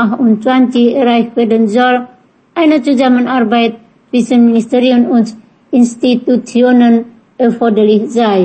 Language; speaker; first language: German; non-native, fluent; Indonesian